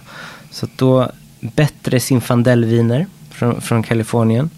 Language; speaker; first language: Swedish; non-native, fluent; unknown